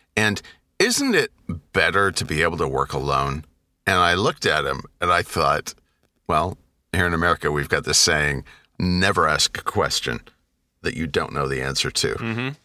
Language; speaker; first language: English; native; English